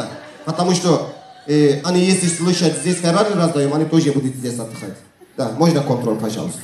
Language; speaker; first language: Russian; non-native, learner; Turkish